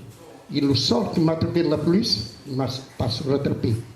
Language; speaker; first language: French; non-native, fluent; Portuguese